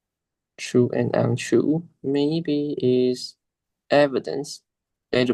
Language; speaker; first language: English; non-native, learner; Chinese